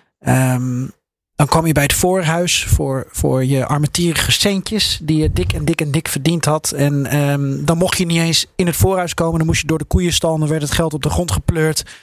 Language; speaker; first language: Dutch; native; Dutch